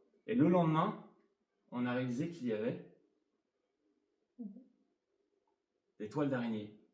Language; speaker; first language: French; native; French